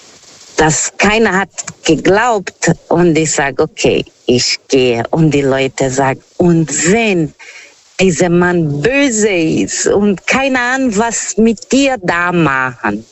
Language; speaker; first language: German; non-native, learner; Portuguese